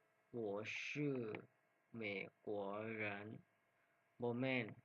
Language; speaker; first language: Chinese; non-native, fluent; Hmong